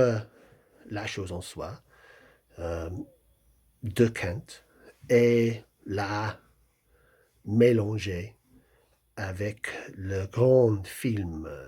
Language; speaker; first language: French; non-native, fluent; English